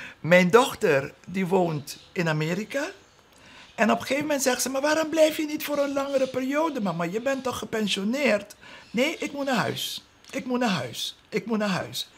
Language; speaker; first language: Dutch; non-native, local second language; Papiamento